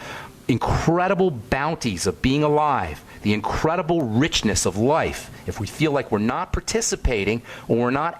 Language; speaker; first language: English; native; English